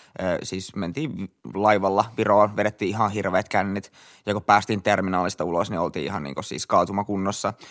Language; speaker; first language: Finnish; native; Finnish